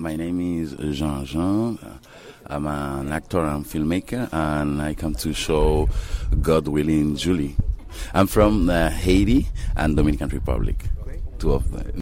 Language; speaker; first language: English; non-native, learner; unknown